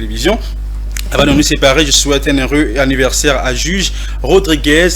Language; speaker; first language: French; non-native, local second language; Lingala